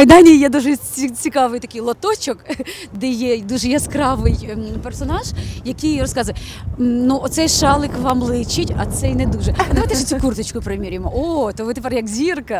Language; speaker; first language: Ukrainian; native; Ukrainian